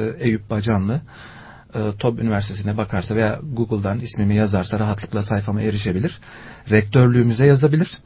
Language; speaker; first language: Turkish; native; Turkish